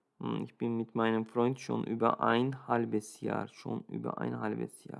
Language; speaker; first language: German; non-native, fluent; Turkish